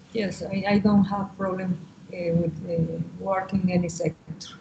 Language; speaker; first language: English; non-native, learner; Spanish